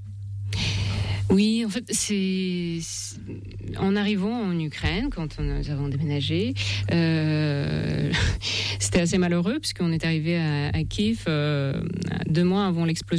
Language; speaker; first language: French; non-native, fluent; Russian